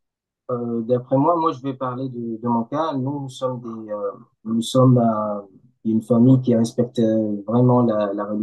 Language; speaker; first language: French; non-native, local second language; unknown